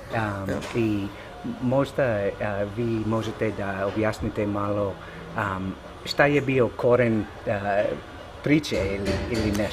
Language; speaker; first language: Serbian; non-native, learner; English